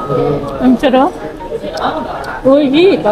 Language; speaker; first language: Japanese; non-native, fluent; Filipino